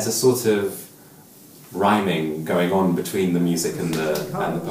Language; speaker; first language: English; native; English